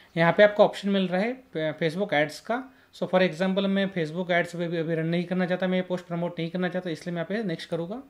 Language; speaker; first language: Hindi; native; Hindi